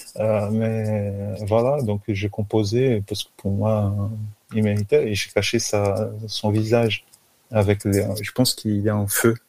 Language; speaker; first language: French; non-native, fluent; Portuguese